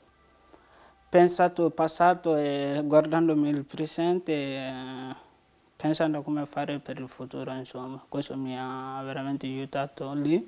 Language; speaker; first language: Italian; non-native, learner; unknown